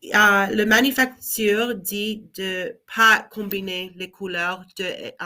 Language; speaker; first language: French; non-native, learner; English